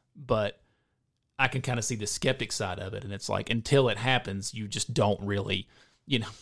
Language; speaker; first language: English; native; English